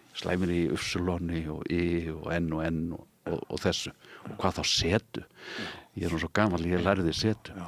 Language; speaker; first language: Icelandic; native; Icelandic